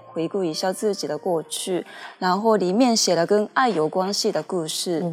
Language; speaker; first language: Chinese; non-native, fluent; Japanese